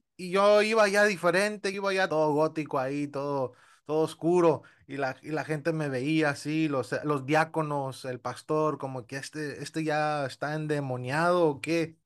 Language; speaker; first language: Spanish; early bilingual, heritage; Spanish